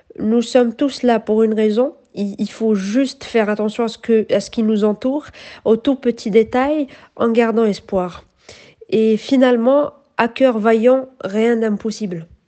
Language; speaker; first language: French; non-native, local second language; Arabic